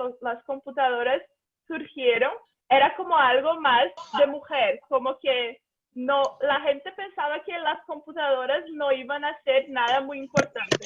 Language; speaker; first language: Spanish; non-native, fluent; Portuguese